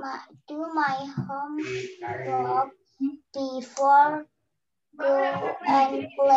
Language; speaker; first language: English; non-native, learner; Indonesian